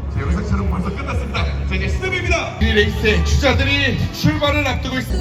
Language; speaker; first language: Korean; native; Korean